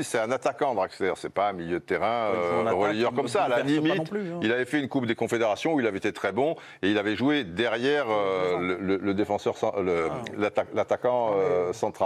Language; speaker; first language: French; native; French